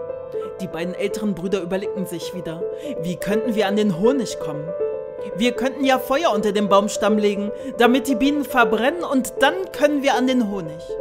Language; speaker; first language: German; native; German